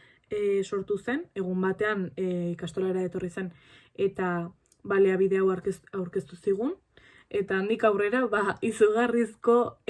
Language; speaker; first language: Basque; non-native, local second language; Spanish